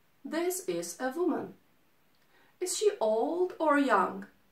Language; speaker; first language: English; non-native, fluent; Czech